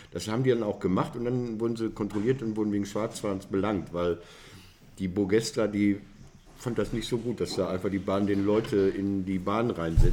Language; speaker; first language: German; native; German